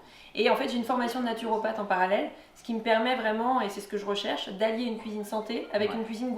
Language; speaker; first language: French; native; French